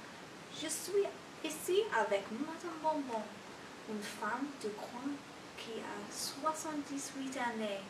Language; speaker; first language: French; non-native, learner; English